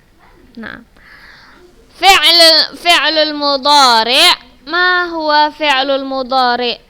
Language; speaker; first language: Arabic; non-native, fluent; Indonesian